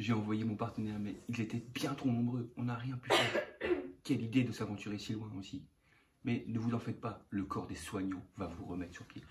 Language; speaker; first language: French; native; French